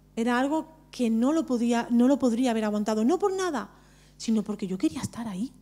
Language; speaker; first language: Spanish; native; Spanish